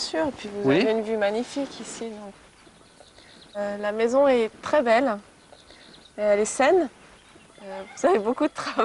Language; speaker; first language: French; native; French